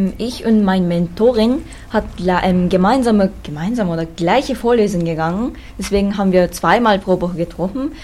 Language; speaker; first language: German; non-native, learner; Japanese